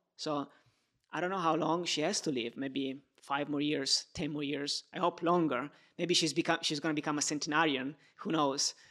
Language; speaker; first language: English; non-native, fluent; Italian